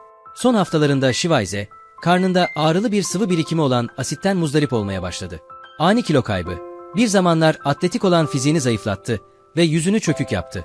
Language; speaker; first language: Turkish; native; Turkish